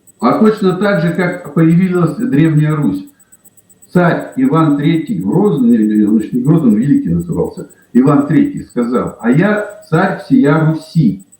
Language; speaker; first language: Russian; native; Russian